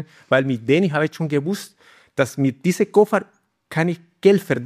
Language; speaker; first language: German; non-native, learner; Spanish